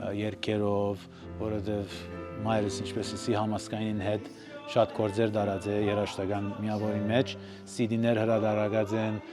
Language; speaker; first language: Armenian; early bilingual, heritage; Armenian